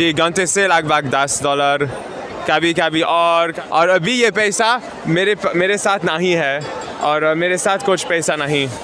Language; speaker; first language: Hindi; non-native, learner; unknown